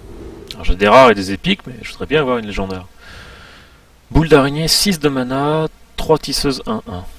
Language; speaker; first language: French; native; French